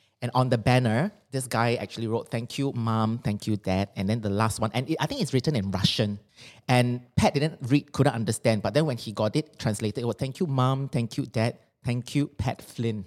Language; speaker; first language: English; non-native, local second language; Chinese